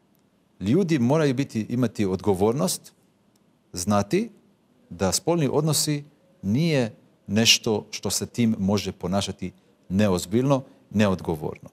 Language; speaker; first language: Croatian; non-native, fluent; Hebrew